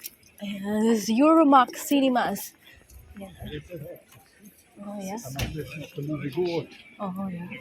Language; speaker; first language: English; non-native, local second language; Filipino